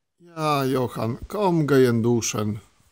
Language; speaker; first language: German; non-native, learner; Polish